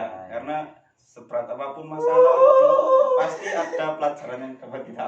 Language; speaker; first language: Indonesian; native; Indonesian